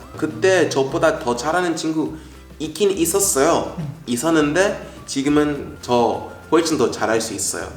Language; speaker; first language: Korean; non-native, fluent; English